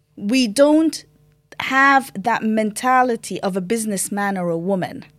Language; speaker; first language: English; non-native, fluent; Arabic